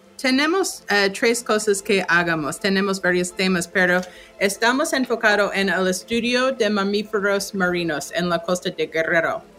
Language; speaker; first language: Spanish; non-native, fluent; English